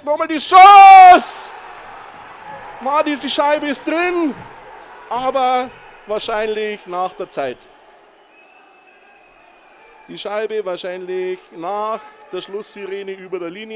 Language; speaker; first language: German; native; German